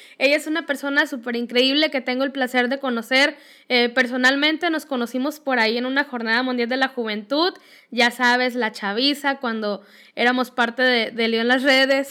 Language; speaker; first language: Spanish; native; Spanish